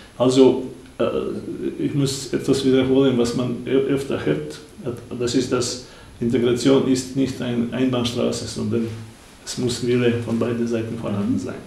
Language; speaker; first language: German; non-native, fluent; Bosnian